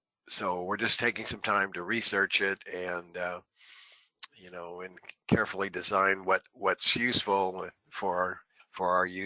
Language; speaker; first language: English; native; English